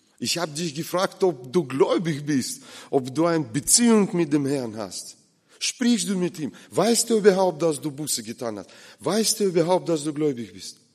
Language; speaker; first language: German; non-native, fluent; Russian